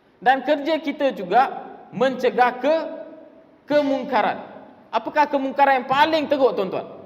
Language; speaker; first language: Malay; non-native, local second language; Tamil